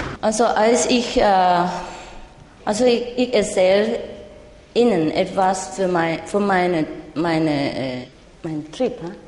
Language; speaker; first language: German; non-native, learner; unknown